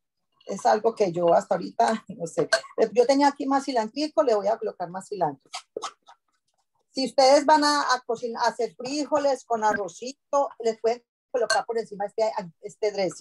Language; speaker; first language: Spanish; native; Spanish